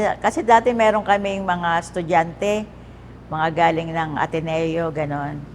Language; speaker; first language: Filipino; native; Filipino